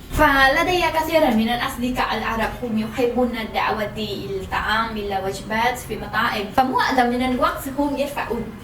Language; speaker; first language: Arabic; non-native, fluent; Vietnamese